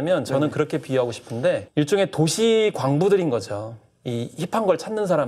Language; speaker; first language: Korean; native; Korean